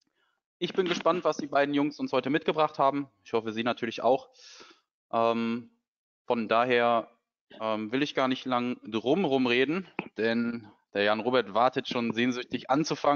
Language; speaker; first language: German; native; German